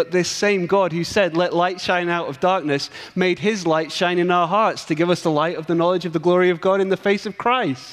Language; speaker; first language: English; native; English